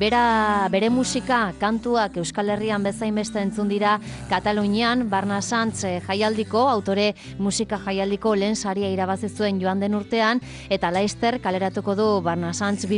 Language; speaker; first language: Basque; native; Basque